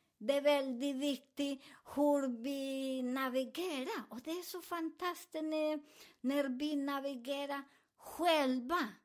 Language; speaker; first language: Swedish; non-native, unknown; Spanish